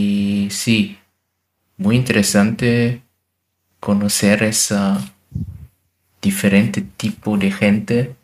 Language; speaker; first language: Spanish; non-native, learner; German